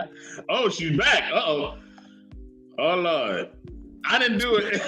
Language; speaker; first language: English; native; English